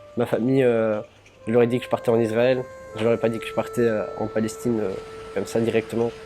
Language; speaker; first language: French; early bilingual, other home language; Russian